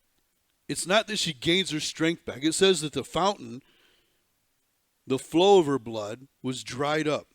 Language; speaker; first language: English; native; English